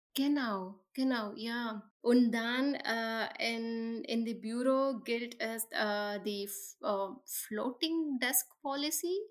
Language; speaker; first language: German; non-native, learner; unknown